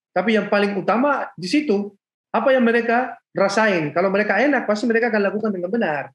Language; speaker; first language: Indonesian; non-native, fluent; Spanish